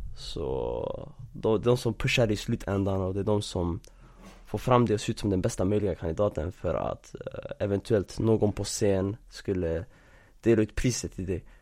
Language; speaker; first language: Swedish; early bilingual, other home language; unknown